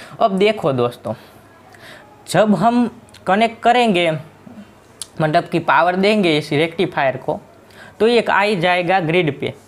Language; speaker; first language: Hindi; non-native, local second language; Gujarati